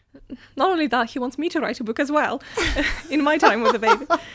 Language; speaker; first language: English; non-native, fluent; Russian